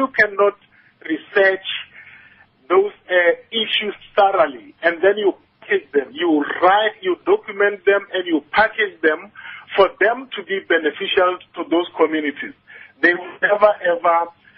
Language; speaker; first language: English; non-native, local second language; Northern Sotho